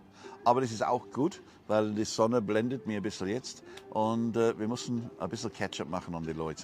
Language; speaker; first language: German; non-native, learner; English